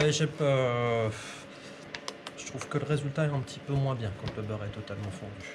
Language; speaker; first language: French; native; French